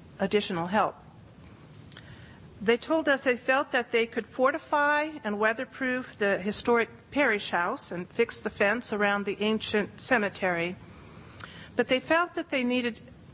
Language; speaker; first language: English; native; English